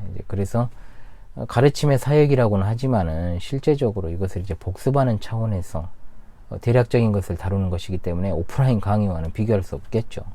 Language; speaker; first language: Korean; native; Korean